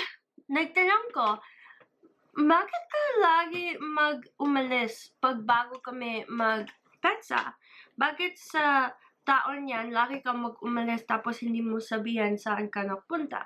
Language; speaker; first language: Filipino; early bilingual, heritage; English